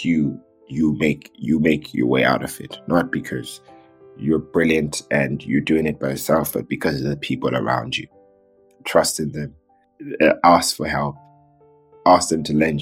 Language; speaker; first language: English; early bilingual, other home language; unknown